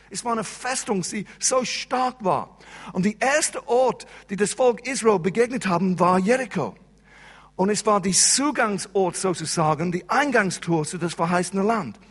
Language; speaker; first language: German; non-native, fluent; English